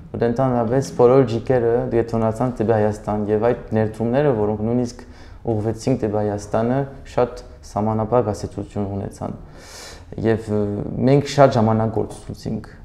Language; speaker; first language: Armenian; early bilingual, heritage; Armenian